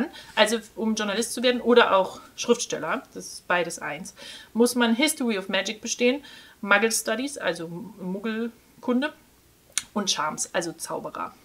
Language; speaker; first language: German; native; German